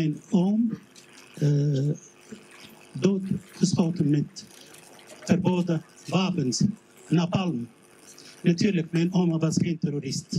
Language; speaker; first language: Dutch; non-native, learner; Arabic